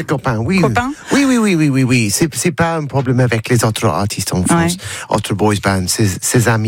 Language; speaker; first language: French; non-native, learner; English